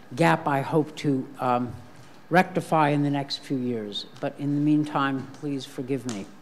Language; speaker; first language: English; native; English